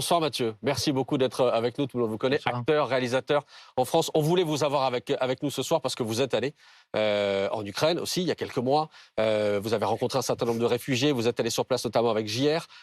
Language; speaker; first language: French; native; French